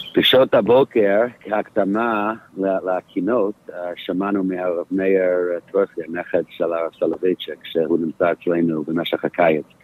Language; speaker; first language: Hebrew; non-native, fluent; English